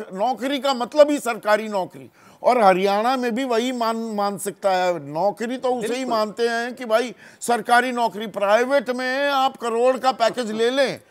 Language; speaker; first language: Hindi; native; Hindi